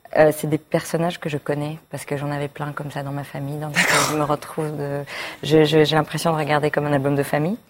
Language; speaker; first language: French; early bilingual, other home language; Hebrew